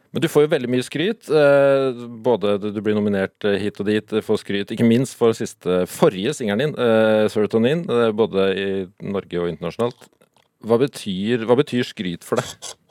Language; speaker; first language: Norwegian; native; Norwegian